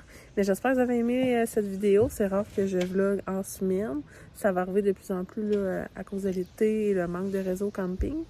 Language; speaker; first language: French; native; French